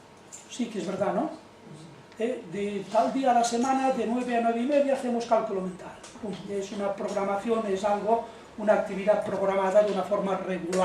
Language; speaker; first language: Spanish; native; Spanish